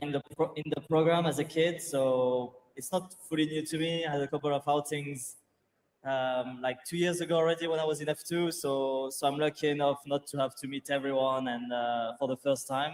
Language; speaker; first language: English; non-native, fluent; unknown